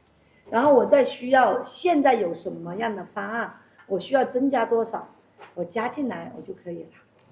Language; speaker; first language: Chinese; native; Chinese